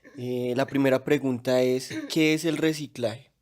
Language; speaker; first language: Spanish; native; Spanish